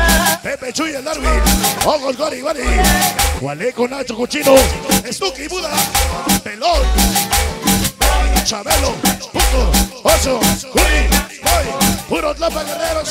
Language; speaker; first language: Spanish; native; Spanish